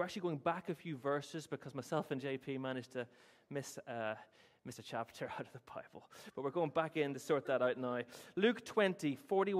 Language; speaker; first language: English; native; English